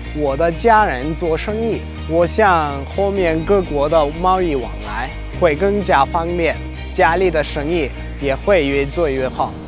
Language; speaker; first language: Chinese; non-native, fluent; Uzbek